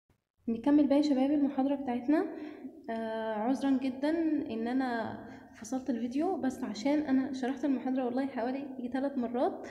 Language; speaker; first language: Arabic; native; Arabic